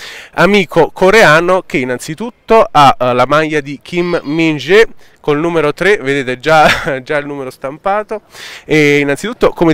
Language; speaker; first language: Italian; native; Italian